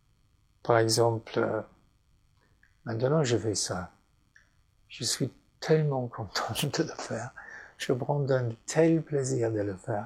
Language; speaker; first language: French; non-native, fluent; English